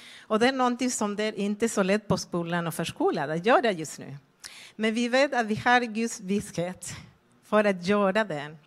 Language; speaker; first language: Swedish; non-native, fluent; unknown